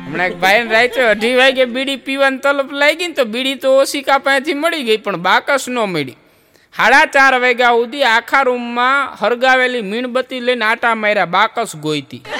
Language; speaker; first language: Gujarati; native; Gujarati